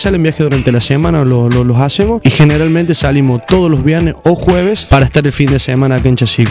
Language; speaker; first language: Spanish; native; Spanish